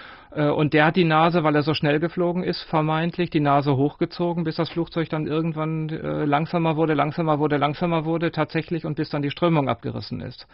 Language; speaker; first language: German; native; German